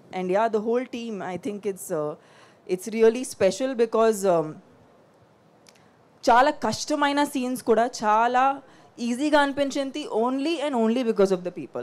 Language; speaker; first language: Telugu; non-native, fluent; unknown